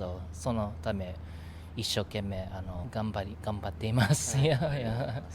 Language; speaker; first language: Japanese; early bilingual, heritage; English